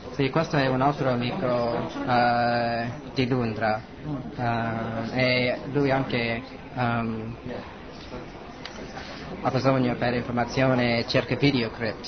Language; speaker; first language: Italian; non-native, learner; English